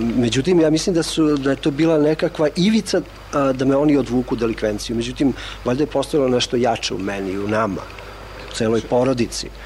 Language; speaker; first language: Serbian; non-native, local second language; Albanian